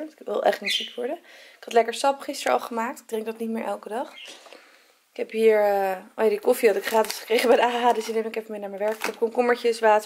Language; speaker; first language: Dutch; native; Dutch